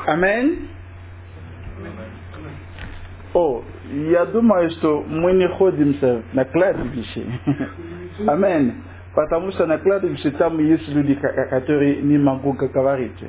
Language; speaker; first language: Russian; non-native, learner; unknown